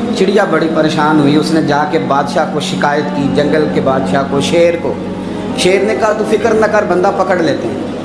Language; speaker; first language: Urdu; non-native, local second language; Punjabi